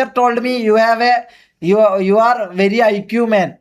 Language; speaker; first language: English; non-native, learner; Malayalam